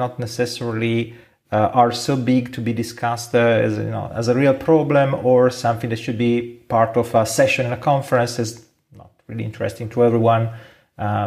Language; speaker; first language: English; non-native, fluent; Italian